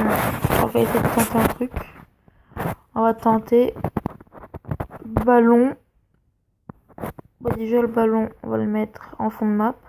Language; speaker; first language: French; native; French